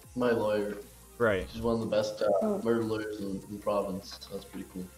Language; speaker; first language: English; native; English